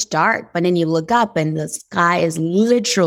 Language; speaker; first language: English; non-native, fluent; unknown